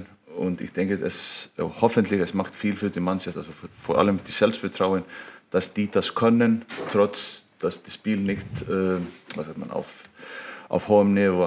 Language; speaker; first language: German; non-native, fluent; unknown